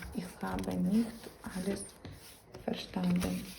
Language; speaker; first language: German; non-native, learner; Ukrainian